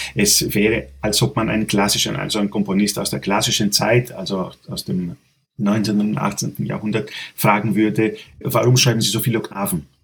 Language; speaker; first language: German; non-native, fluent; Greek